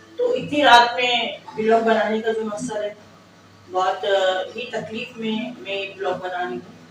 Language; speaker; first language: Urdu; native; Urdu